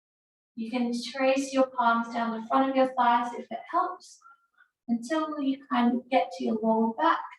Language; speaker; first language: English; native; English